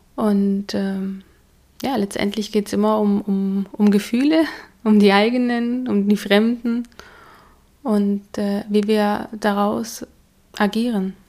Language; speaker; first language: German; early bilingual, other home language; Hungarian